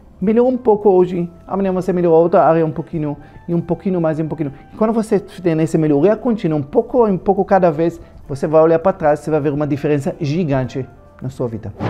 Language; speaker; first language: Portuguese; non-native, fluent; Hebrew